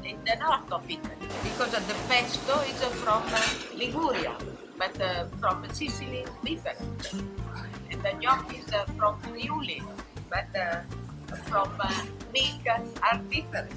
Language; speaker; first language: English; non-native, learner; Italian